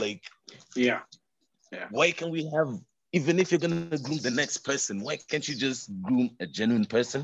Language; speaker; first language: English; non-native, local second language; Swahili